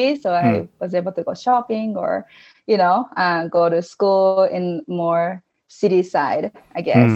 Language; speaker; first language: English; non-native, fluent; Japanese